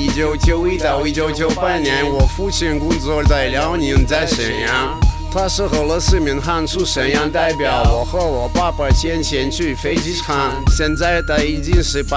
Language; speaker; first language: Chinese; non-native, learner; Russian